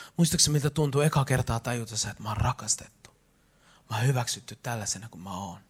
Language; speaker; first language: Finnish; native; Finnish